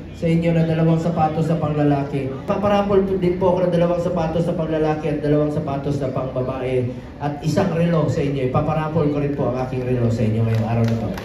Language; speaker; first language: Filipino; non-native, local second language; Cebuano